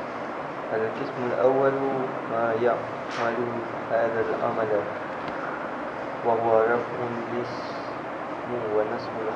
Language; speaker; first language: Arabic; non-native, learner; Malay